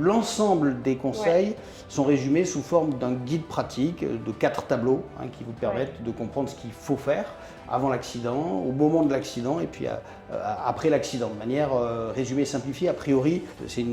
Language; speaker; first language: French; native; French